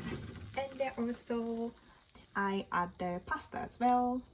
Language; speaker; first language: English; non-native, learner; Japanese